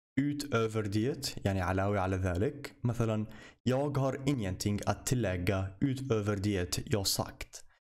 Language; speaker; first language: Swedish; non-native, fluent; Arabic